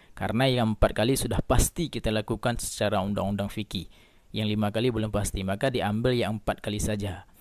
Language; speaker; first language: Malay; non-native, local second language; Achinese